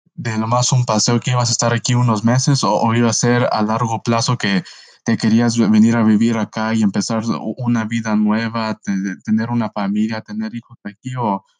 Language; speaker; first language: Spanish; early bilingual, heritage; Spanish